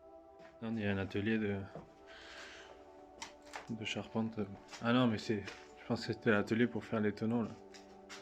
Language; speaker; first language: French; native; French